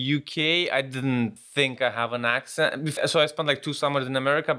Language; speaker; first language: English; non-native, fluent; Romanian